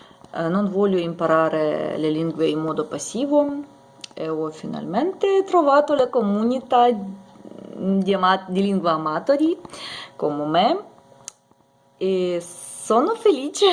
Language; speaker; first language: Italian; non-native, learner; Ukrainian